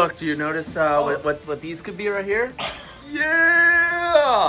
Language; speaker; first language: English; native; English